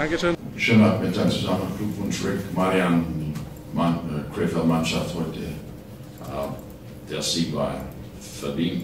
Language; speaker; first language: German; non-native, fluent; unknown